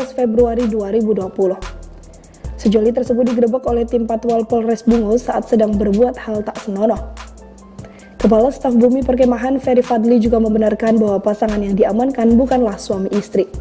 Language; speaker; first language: Indonesian; native; Indonesian